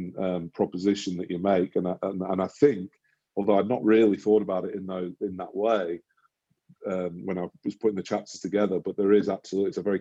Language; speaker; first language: English; native; English